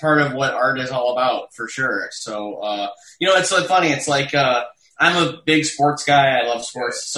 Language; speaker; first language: English; native; English